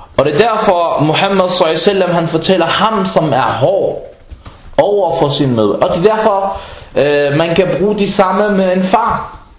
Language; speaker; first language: Danish; non-native, fluent; Arabic